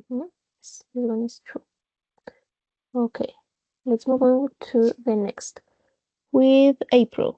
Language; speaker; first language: English; non-native, fluent; Spanish